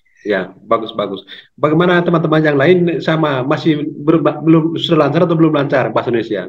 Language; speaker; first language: Indonesian; native; Indonesian